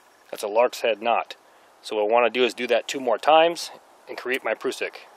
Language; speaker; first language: English; native; English